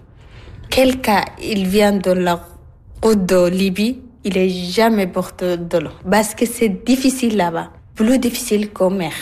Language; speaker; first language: French; non-native, learner; Arabic